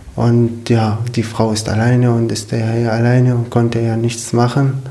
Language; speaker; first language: German; non-native, fluent; Arabic